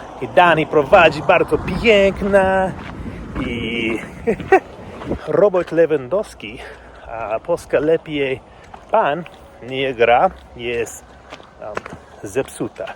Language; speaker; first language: Polish; non-native, learner; English